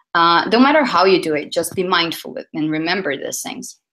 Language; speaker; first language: English; non-native, fluent; Portuguese